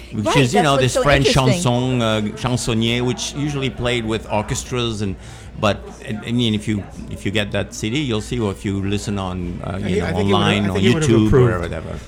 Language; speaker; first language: English; non-native, fluent; Spanish